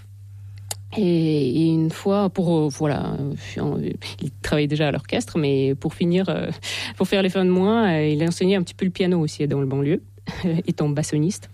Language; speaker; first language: French; non-native, fluent; Russian